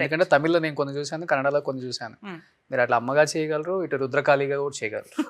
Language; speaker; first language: Telugu; native; Telugu